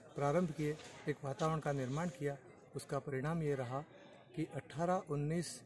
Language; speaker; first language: Hindi; native; Hindi